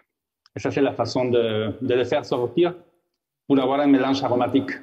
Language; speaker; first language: French; non-native, fluent; Spanish